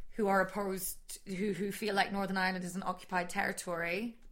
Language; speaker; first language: English; native; English